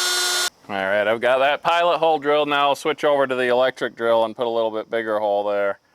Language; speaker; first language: English; native; English